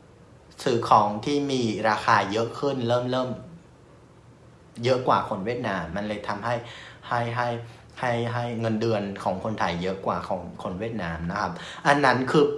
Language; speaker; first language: Thai; non-native, fluent; Vietnamese